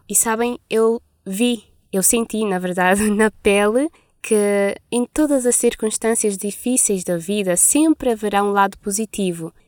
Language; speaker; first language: Portuguese; non-native, local second language; Kabuverdianu